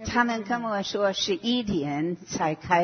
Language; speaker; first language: Chinese; non-native, fluent; English